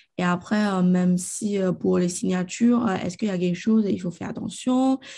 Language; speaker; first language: French; non-native, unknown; Chinese